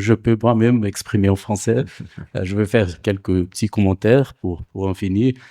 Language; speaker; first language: French; non-native, fluent; Portuguese